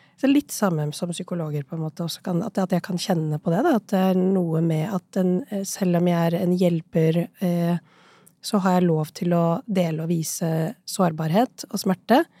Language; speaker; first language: Norwegian; early bilingual, other home language; Urdu